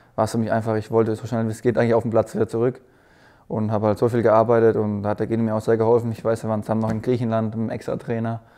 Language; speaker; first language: German; native; German